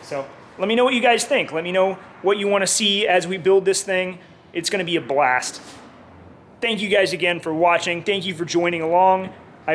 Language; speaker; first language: English; native; English